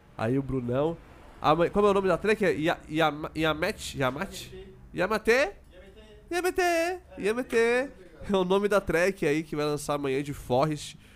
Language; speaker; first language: Portuguese; native; Portuguese